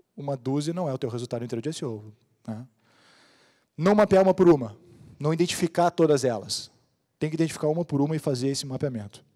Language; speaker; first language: Portuguese; native; Portuguese